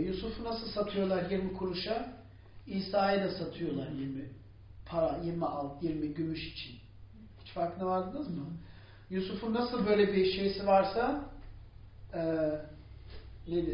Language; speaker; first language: Turkish; non-native, fluent; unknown